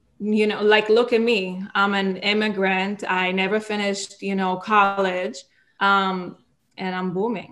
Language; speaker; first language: English; non-native, fluent; Hebrew